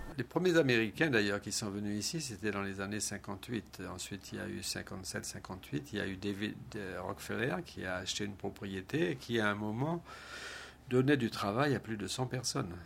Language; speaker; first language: French; native; French